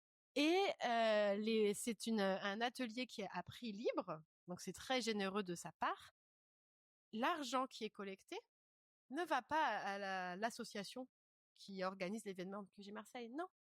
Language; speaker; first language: French; native; French